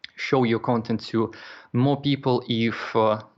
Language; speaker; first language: English; non-native, fluent; Russian